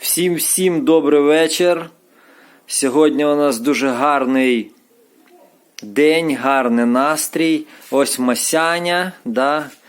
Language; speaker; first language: Ukrainian; non-native, local second language; Russian